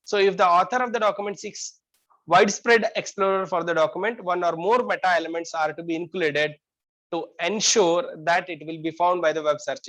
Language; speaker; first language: English; non-native, local second language; Kannada